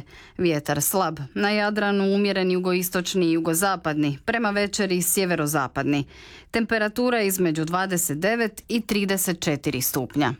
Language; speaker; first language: Serbian; native; Serbian